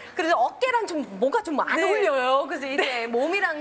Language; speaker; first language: Korean; non-native, fluent; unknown